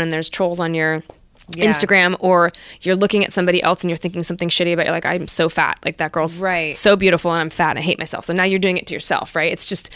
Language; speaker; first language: English; native; English